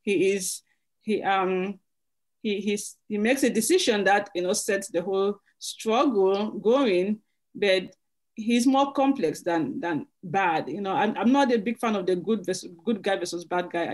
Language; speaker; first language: English; native; English